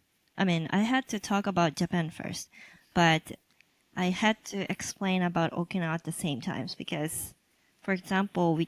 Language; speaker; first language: English; non-native, local second language; Japanese